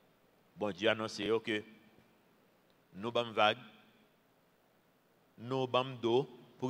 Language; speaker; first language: French; non-native, local second language; Haitian Creole